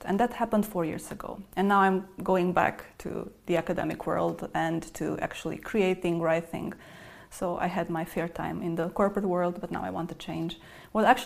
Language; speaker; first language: English; non-native, fluent; Romanian